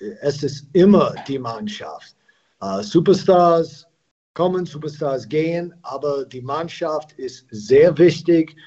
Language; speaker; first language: German; non-native, learner; English